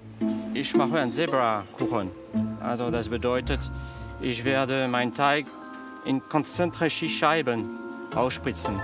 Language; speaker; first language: German; non-native, fluent; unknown